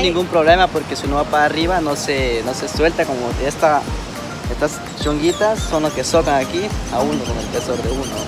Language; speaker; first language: Spanish; native; Spanish